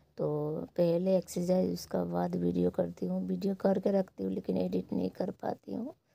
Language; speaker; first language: Hindi; non-native, local second language; Bangla